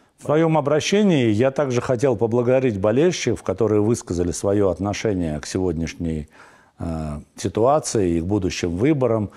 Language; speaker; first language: Russian; non-native, local second language; Armenian